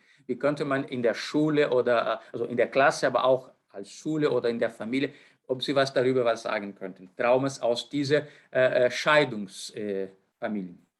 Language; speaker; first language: German; non-native, fluent; Portuguese